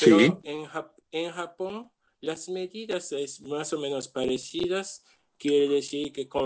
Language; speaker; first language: Spanish; non-native, learner; Japanese